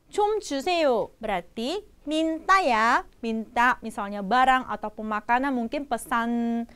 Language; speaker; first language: Indonesian; non-native, fluent; Korean